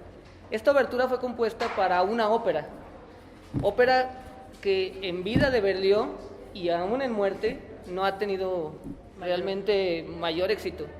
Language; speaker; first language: Spanish; native; Spanish